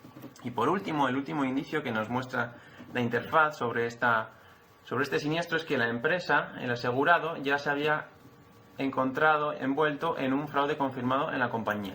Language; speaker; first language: Spanish; native; Spanish